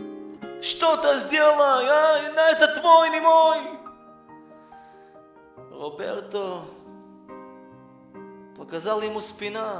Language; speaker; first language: Russian; early bilingual, heritage; Russian